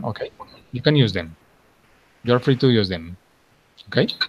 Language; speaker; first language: English; non-native, fluent; Spanish